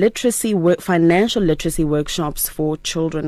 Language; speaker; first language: English; non-native, local second language; Tswana